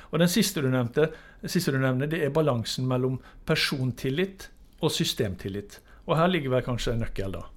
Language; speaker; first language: Norwegian; native; Norwegian